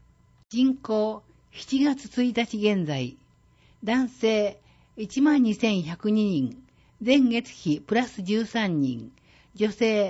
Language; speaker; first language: Japanese; native; Japanese